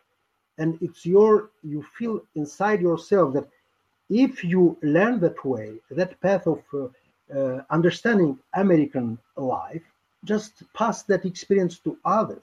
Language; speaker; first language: English; non-native, fluent; Albanian